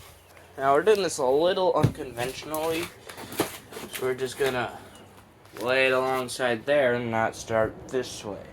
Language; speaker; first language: English; native; English